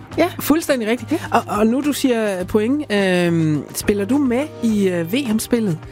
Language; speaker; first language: Danish; native; Danish